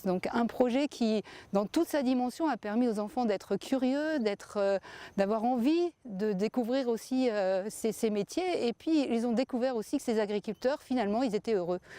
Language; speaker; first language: French; native; French